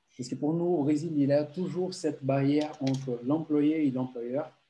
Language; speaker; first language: French; non-native, fluent; Portuguese